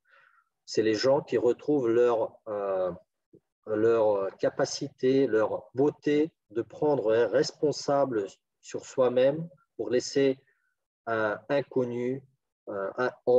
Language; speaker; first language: French; non-native, fluent; Ukrainian